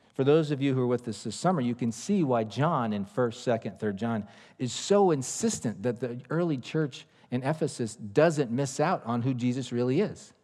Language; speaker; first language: English; native; English